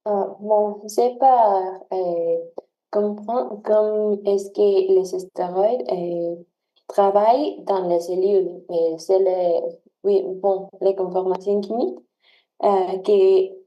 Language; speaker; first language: French; non-native, learner; Spanish